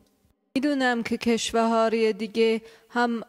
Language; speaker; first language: Persian; early bilingual, heritage; German